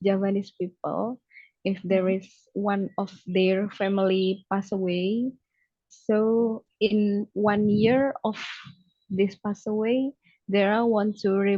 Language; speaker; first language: English; non-native, learner; Indonesian